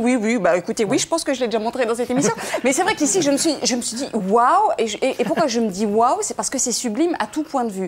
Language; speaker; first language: French; native; French